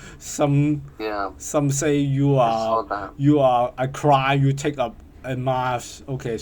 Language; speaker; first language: English; non-native, learner; Cantonese